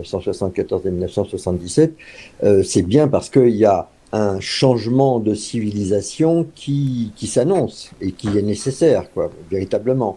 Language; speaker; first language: French; native; French